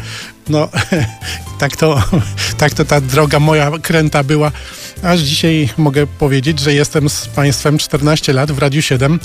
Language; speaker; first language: Polish; native; Polish